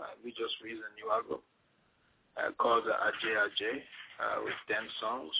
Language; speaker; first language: English; non-native, fluent; Ewe